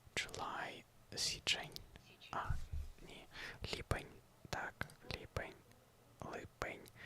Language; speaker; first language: Ukrainian; non-native, learner; Russian